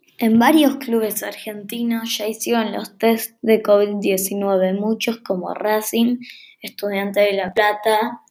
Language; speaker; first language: Spanish; native; Spanish